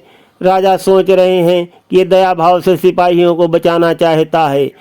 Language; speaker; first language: Hindi; native; Hindi